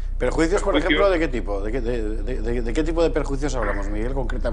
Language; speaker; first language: Spanish; native; Spanish